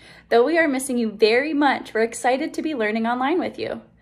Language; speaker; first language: English; native; English